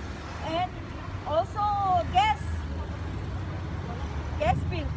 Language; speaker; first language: English; non-native, local second language; Konkani